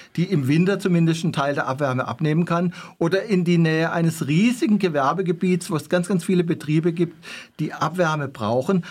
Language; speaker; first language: German; native; German